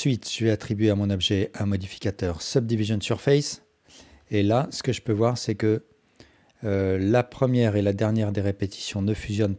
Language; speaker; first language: French; native; French